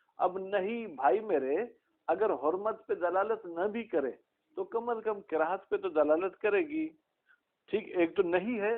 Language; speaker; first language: Urdu; non-native, local second language; Sindhi